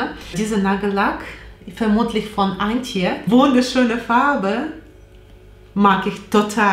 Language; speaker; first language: German; non-native, learner; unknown